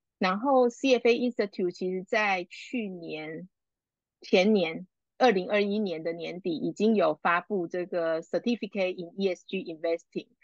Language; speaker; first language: Chinese; native; Chinese